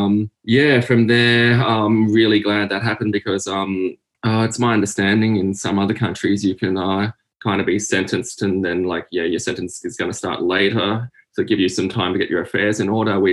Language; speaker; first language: English; native; English